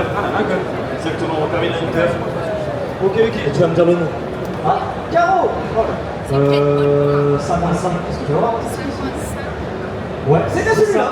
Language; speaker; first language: French; native; French